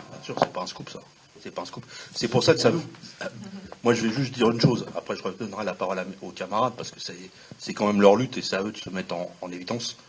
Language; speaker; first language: French; native; French